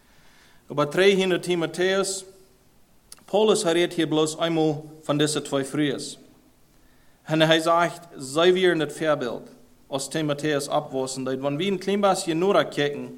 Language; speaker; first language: Dutch; non-native, learner; German